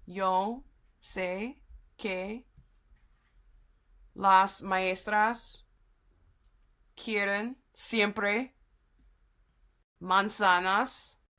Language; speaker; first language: Spanish; non-native, fluent; English